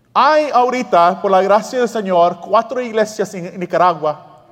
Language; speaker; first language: Spanish; early bilingual, heritage; English